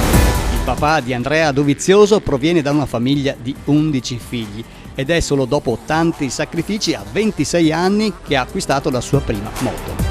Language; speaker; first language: Italian; native; Italian